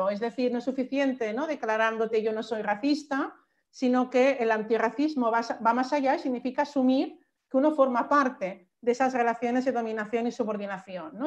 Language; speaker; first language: Spanish; native; Spanish